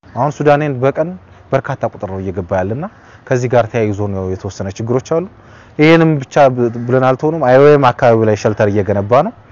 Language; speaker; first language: Amharic; native; Amharic